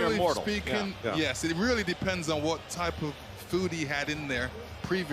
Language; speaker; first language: English; native; English